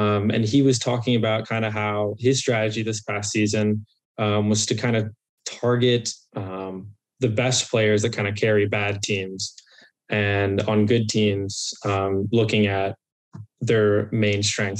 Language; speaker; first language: English; native; English